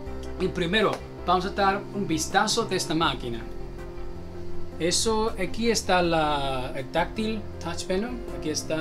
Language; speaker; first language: Spanish; non-native, learner; Chinese